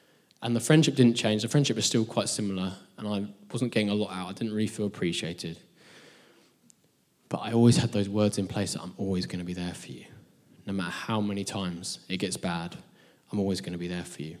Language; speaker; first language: English; native; English